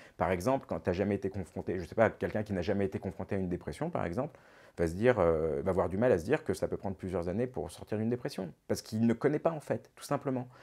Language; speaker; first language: French; native; French